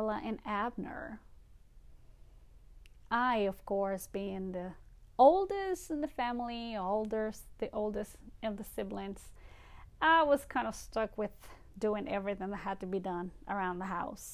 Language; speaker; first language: English; non-native, fluent; Spanish